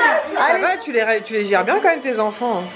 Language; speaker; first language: French; native; French